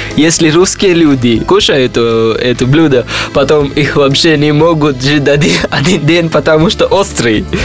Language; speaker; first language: Russian; non-native, learner; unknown